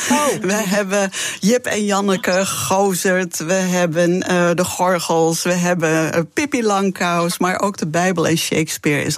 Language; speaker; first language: Dutch; non-native, local second language; Western Frisian